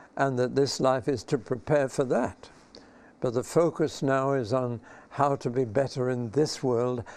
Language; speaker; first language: English; native; English